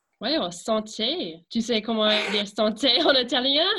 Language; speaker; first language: French; non-native, fluent; English